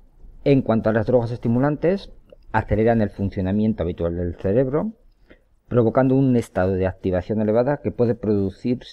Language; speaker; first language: Spanish; native; Spanish